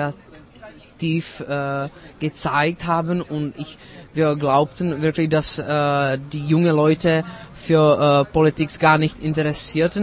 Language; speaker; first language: German; non-native, fluent; Czech